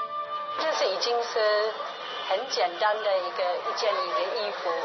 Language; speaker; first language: Chinese; non-native, fluent; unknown